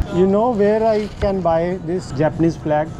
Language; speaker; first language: English; non-native, learner; Punjabi